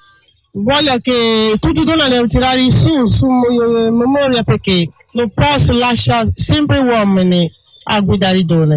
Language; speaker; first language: Italian; non-native, learner; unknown